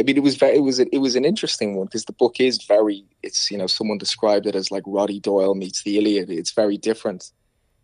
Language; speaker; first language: English; native; English